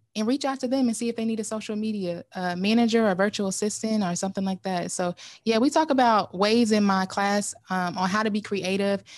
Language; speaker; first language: English; native; English